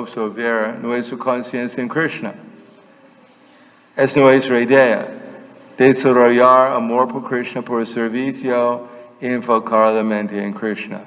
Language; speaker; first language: Spanish; non-native, fluent; English